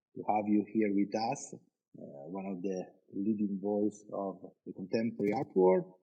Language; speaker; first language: English; non-native, fluent; Italian